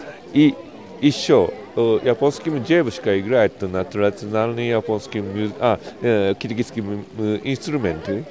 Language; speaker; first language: Russian; non-native, learner; Japanese